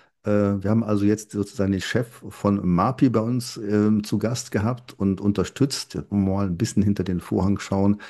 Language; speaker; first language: German; native; German